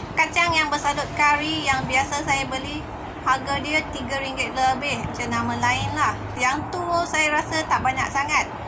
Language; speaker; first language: Malay; non-native, local second language; Chinese